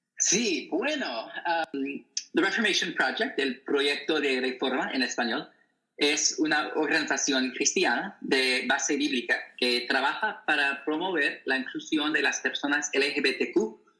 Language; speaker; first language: Spanish; non-native, learner; English